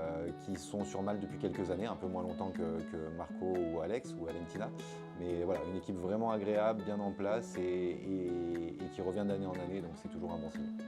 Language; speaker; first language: French; native; French